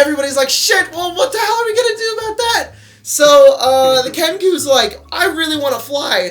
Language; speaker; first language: English; native; English